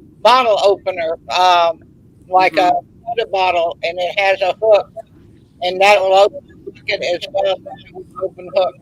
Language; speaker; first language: English; native; English